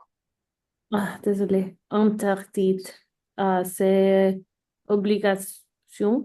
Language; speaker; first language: French; non-native, learner; English